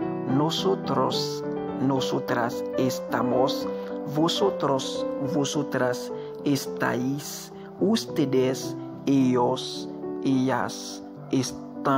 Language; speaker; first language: Spanish; non-native, learner; Haitian Creole